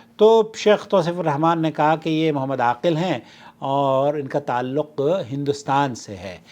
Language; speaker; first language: Urdu; native; Urdu